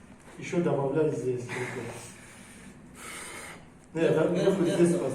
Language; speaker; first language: Russian; non-native, local second language; Tajik